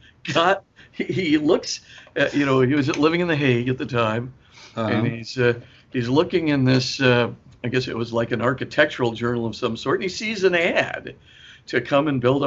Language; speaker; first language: English; native; English